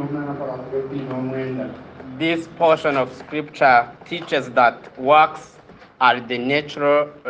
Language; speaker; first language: English; non-native, local second language; Kinyarwanda